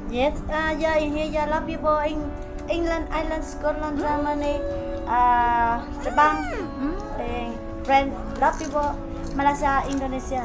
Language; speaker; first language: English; non-native, learner; Vietnamese